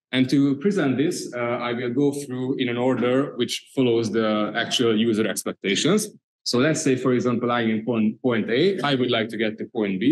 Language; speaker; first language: English; non-native, fluent; Hungarian